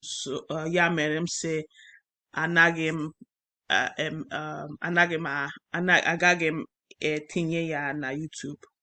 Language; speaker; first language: Igbo; non-native, learner; English